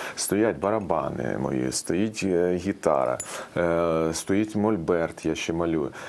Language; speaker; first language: Ukrainian; non-native, local second language; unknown